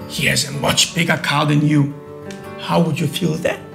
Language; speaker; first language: English; non-native, fluent; Polish